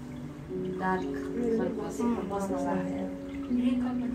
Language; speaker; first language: Japanese; non-native, learner; Nepali